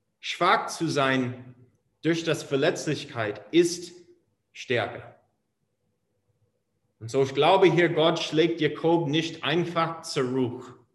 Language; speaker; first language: German; non-native, fluent; English